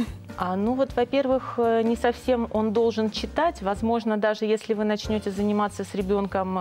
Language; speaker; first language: Russian; native; Russian